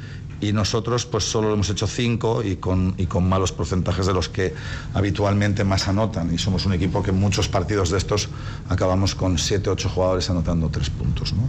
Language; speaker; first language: Spanish; native; Spanish